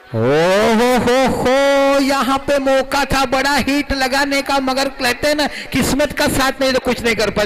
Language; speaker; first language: Hindi; non-native, local second language; Marathi